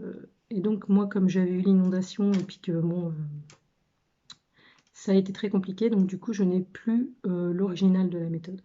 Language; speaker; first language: French; native; French